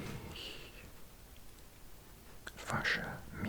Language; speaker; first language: German; non-native, learner; English